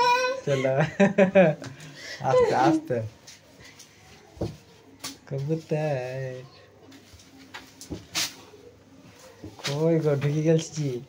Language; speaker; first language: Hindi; non-native, local second language; Bangla